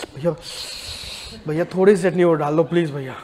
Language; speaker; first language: Hindi; native; Hindi